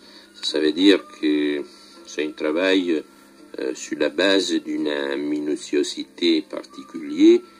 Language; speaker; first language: French; non-native, fluent; Italian